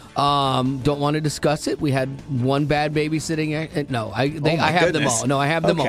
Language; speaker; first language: English; native; English